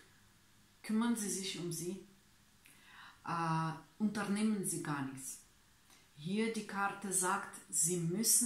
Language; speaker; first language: German; non-native, learner; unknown